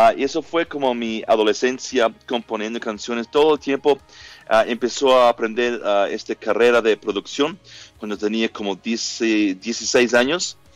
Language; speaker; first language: Spanish; non-native, learner; English